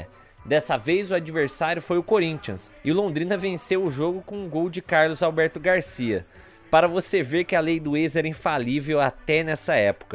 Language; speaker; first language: Portuguese; native; Portuguese